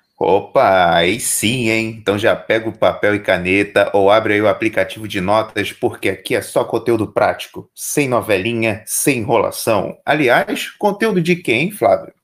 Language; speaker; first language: Portuguese; native; Portuguese